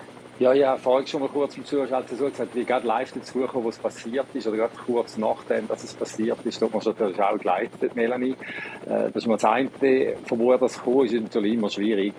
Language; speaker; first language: German; native; German